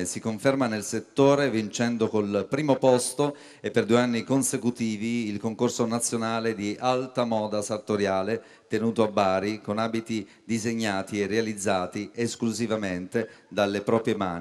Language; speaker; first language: Italian; native; Italian